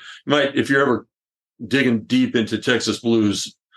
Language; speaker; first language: English; native; English